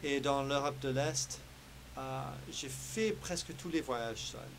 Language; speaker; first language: French; early bilingual, heritage; French